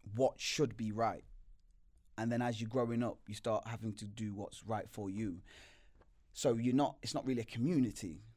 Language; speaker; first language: English; native; English